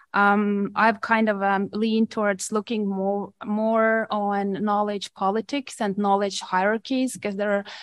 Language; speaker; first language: English; non-native, fluent; Estonian